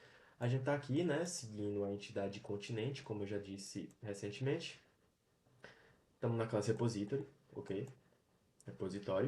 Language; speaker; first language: Portuguese; native; Portuguese